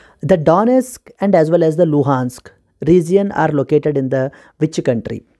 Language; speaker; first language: English; non-native, local second language; Telugu